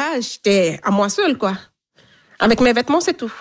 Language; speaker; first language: French; non-native, local second language; Fula